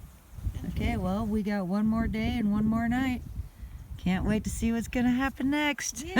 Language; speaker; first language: English; native; English